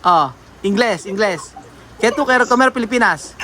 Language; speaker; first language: Spanish; non-native, learner; Filipino